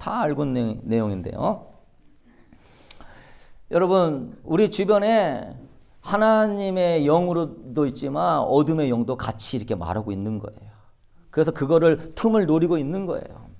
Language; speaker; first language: Korean; native; Korean